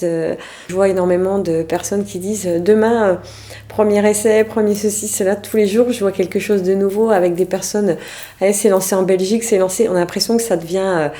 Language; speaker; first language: French; native; French